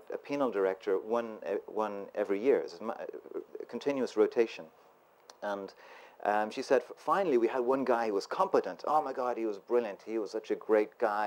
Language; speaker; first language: English; native; English